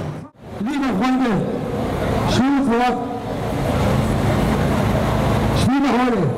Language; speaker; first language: German; non-native, learner; Arabic